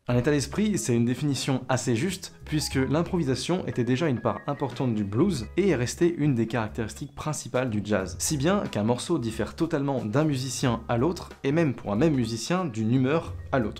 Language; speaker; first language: French; native; French